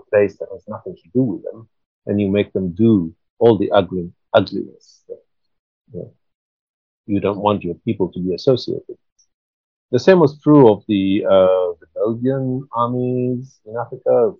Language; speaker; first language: English; non-native, local second language; Swahili